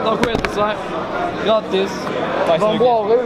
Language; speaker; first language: Swedish; native; Swedish